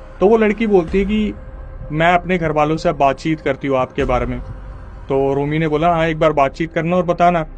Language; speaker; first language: Hindi; native; Hindi